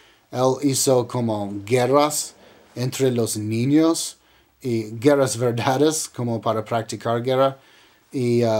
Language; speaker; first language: Spanish; non-native, learner; English